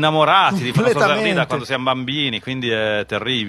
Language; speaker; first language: Italian; native; Italian